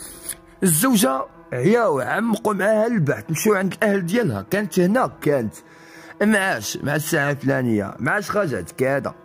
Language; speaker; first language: Arabic; native; Arabic